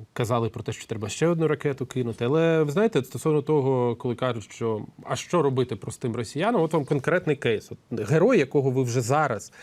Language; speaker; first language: Ukrainian; native; Ukrainian